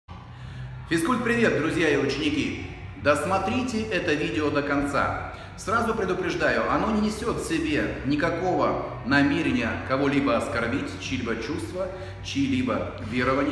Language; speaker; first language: Russian; native; Russian